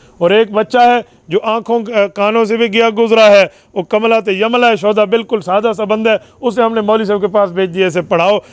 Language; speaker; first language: Urdu; non-native, local second language; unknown